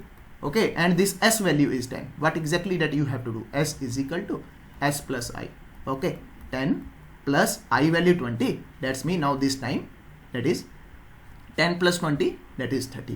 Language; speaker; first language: English; non-native, local second language; Hindi